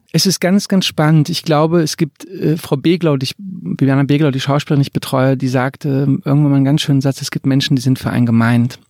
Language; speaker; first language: German; early bilingual, other home language; Croatian